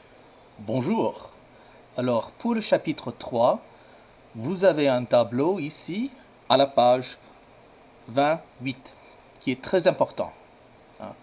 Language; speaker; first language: French; non-native, fluent; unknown